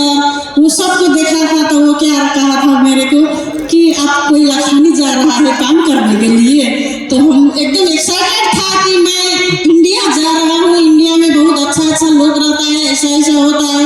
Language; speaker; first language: Hindi; non-native, learner; Nepali